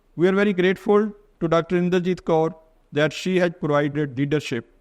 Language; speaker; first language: English; non-native, local second language; Punjabi